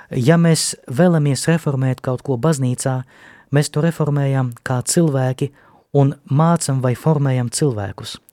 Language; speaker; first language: Latvian; non-native, local second language; Russian